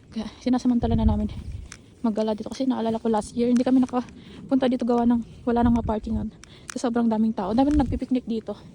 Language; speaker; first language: Filipino; native; Filipino